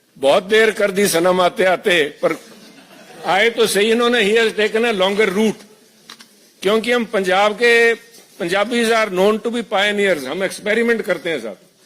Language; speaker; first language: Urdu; non-native, local second language; Punjabi